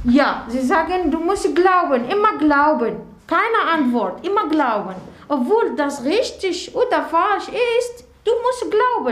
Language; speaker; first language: German; non-native, learner; Arabic